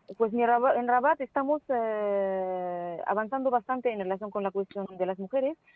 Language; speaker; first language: Spanish; non-native, fluent; Arabic